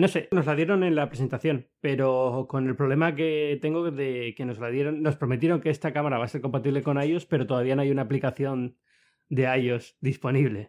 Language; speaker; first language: Spanish; native; Spanish